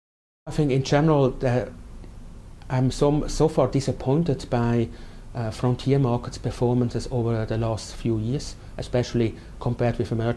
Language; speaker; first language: English; non-native, fluent; German